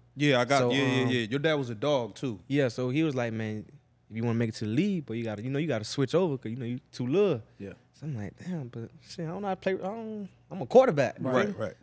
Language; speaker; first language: English; native; English